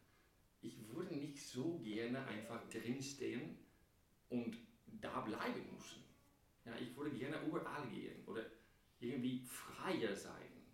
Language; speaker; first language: German; non-native, fluent; English